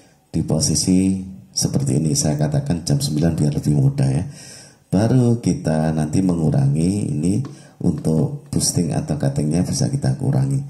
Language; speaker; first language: Indonesian; native; Indonesian